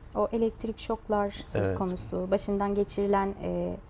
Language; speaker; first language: Turkish; non-native, fluent; Chinese